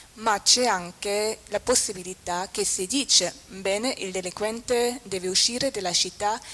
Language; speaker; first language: Italian; non-native, fluent; German